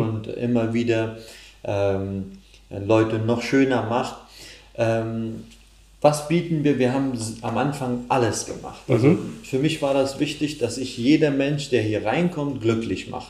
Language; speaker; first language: German; non-native, fluent; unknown